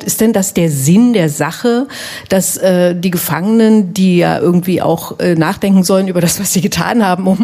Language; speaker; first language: German; native; German